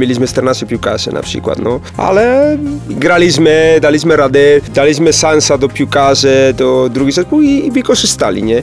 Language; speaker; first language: Polish; non-native, fluent; Spanish